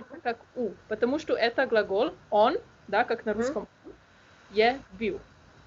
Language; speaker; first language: Russian; non-native, learner; Slovenian